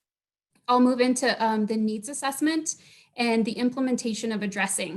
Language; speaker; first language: English; native; English